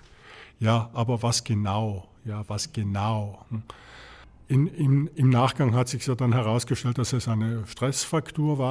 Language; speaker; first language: German; native; German